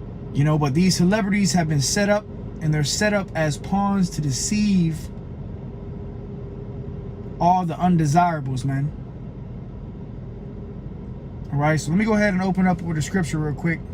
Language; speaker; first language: English; native; English